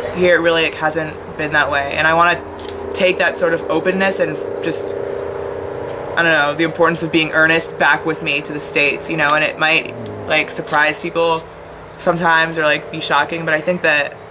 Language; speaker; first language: English; native; English